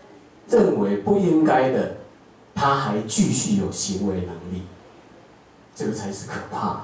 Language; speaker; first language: Chinese; native; Chinese